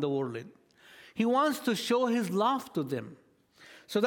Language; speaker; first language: English; non-native, fluent; Arabic